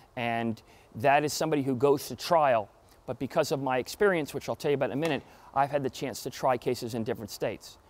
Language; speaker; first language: English; native; English